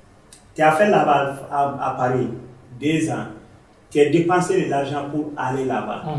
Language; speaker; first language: French; non-native, learner; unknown